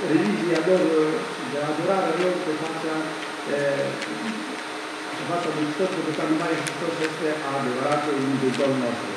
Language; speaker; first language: Romanian; non-native, learner; Greek